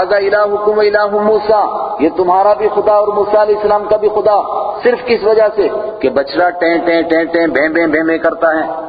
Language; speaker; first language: Urdu; native; Urdu